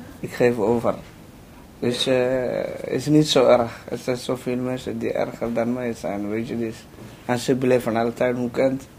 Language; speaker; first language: Dutch; non-native, learner; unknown